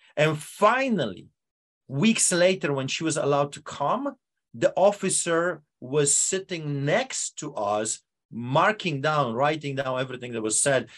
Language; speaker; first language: English; non-native, fluent; Polish